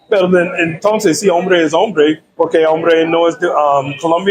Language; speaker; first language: Spanish; non-native, learner; English